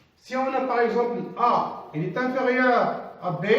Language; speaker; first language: French; non-native, local second language; Arabic